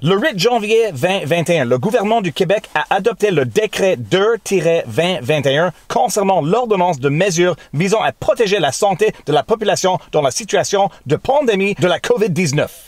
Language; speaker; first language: French; non-native, local second language; English